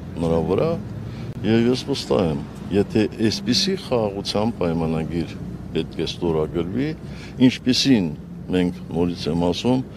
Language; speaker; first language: Armenian; native; Armenian